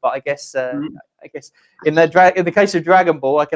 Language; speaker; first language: English; native; English